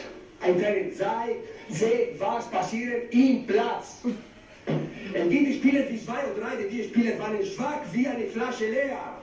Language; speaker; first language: German; non-native, learner; Italian